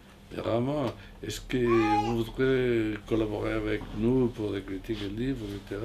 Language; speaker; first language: French; non-native, fluent; Spanish